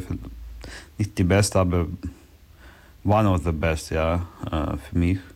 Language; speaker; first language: German; non-native, learner; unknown